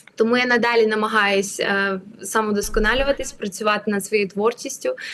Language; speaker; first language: Ukrainian; native; Ukrainian